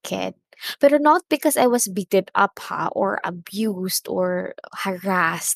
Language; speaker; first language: English; non-native, local second language; Filipino